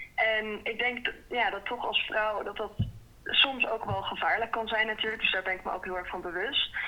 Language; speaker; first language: Dutch; early bilingual, heritage; Dutch